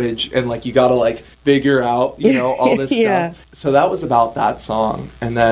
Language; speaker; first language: English; native; English